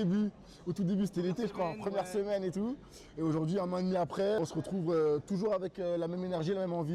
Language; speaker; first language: French; native; French